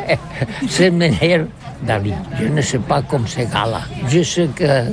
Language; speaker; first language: French; non-native, learner; Catalan